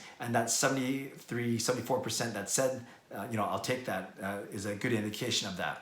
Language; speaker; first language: English; native; English